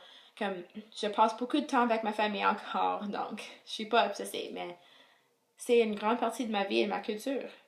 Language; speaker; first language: French; non-native, local second language; English